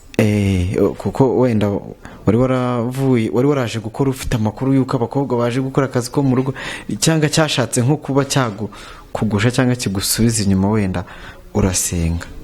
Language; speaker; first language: Kinyarwanda; native; Kinyarwanda